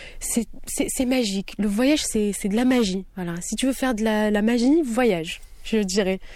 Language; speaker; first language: French; early bilingual, other home language; Kabyle